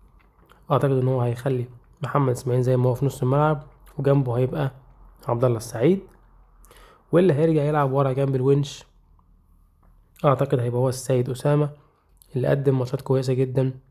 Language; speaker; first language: Arabic; native; Arabic